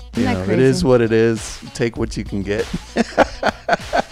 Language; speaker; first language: English; native; English